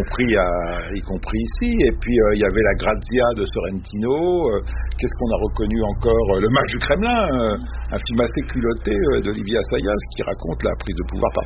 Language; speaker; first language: French; native; French